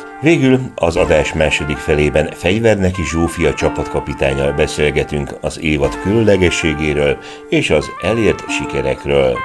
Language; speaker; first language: Hungarian; native; Hungarian